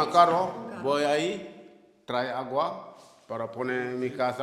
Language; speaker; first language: Spanish; non-native, learner; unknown